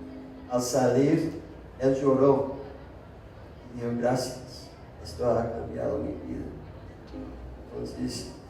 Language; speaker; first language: Spanish; non-native, fluent; English